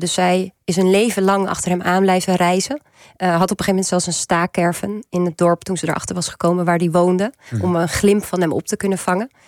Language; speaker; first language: Dutch; native; Dutch